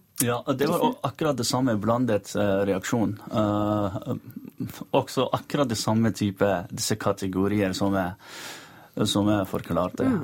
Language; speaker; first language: Norwegian; non-native, fluent; Urdu